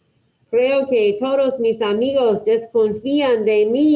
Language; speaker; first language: Spanish; non-native, fluent; English